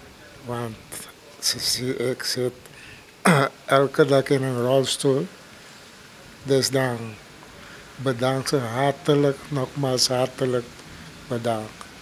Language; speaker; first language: Dutch; non-native, local second language; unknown